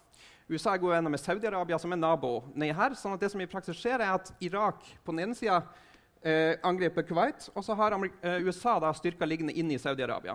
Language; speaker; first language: Norwegian; native; Norwegian